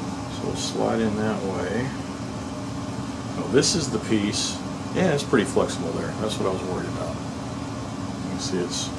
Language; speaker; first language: English; native; English